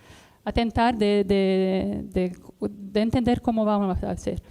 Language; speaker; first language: Spanish; non-native, learner; Arabic